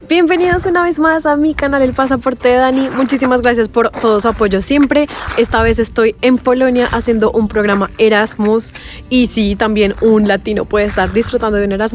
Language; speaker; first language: Spanish; native; Spanish